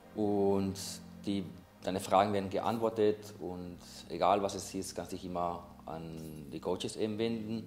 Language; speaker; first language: German; non-native, fluent; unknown